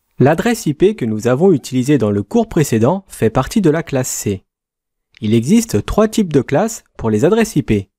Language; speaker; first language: French; native; French